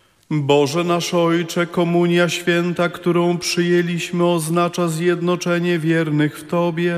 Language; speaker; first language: Polish; native; Polish